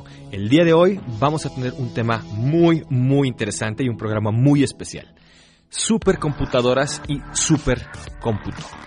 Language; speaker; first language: Spanish; native; Spanish